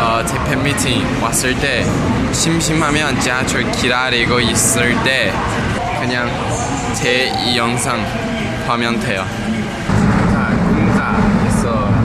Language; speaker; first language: Korean; non-native, learner; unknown